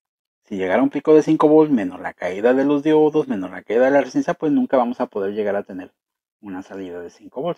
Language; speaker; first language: Spanish; native; Spanish